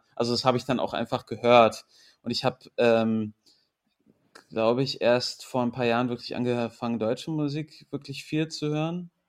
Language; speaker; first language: German; native; German